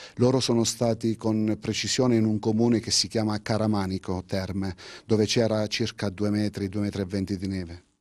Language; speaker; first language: Italian; native; Italian